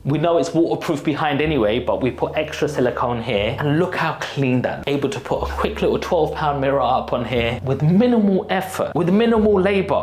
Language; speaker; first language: English; native; English